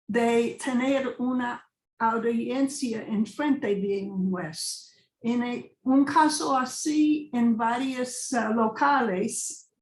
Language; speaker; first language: Spanish; non-native, fluent; English